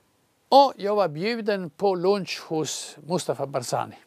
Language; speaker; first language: Swedish; non-native, fluent; Croatian